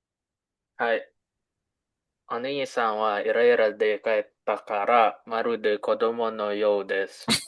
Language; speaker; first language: Japanese; non-native, learner; Indonesian